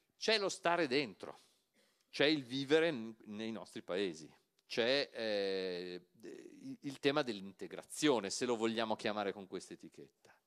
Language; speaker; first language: Italian; native; Italian